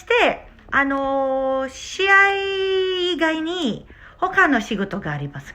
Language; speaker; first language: Japanese; non-native, learner; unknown